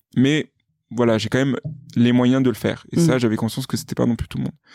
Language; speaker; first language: French; native; French